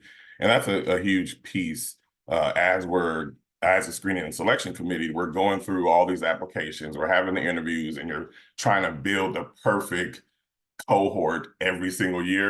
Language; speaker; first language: English; native; English